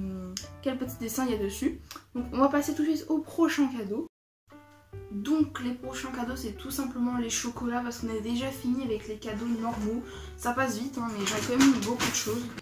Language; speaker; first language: French; native; French